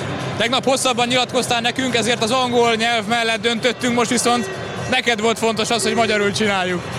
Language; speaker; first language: Hungarian; native; Hungarian